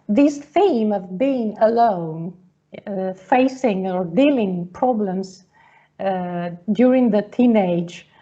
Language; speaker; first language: English; non-native, fluent; Italian